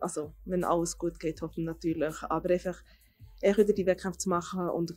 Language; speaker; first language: German; native; German